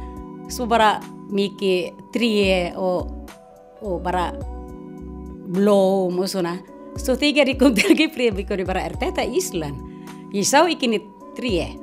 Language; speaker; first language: Icelandic; non-native, learner; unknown